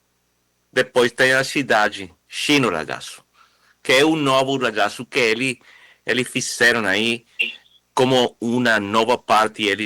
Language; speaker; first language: Portuguese; non-native, fluent; Spanish